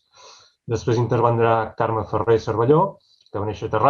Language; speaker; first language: Catalan; native; Catalan